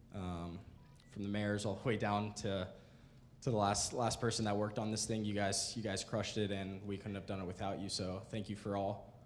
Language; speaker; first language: English; native; English